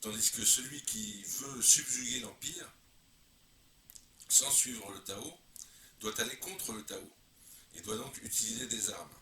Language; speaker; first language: French; native; French